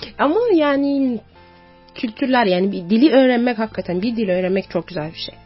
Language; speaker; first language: Turkish; non-native, fluent; Arabic